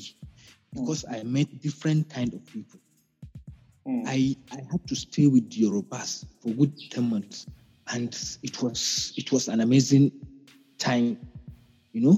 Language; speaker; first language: English; non-native, local second language; Hausa